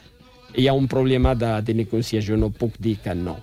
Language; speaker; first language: Catalan; non-native, fluent; Riffian